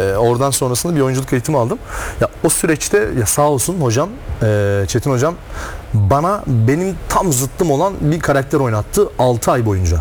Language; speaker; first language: Turkish; native; Turkish